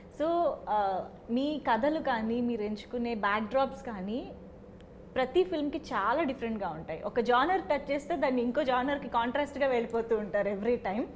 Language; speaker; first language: Telugu; native; Telugu